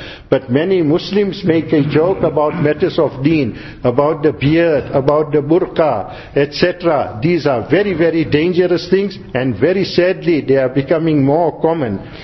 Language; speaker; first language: English; native; English